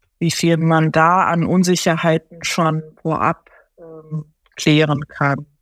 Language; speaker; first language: German; early bilingual, other home language; Japanese